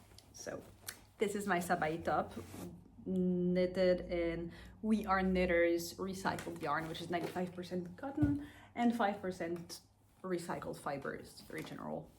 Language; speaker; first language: English; non-native, fluent; French